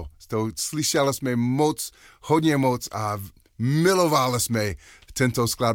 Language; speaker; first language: Czech; non-native, learner; English